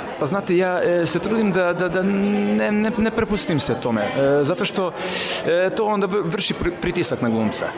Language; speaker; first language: Serbian; non-native, local second language; Hungarian